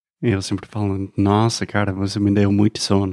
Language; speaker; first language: Portuguese; non-native, fluent; English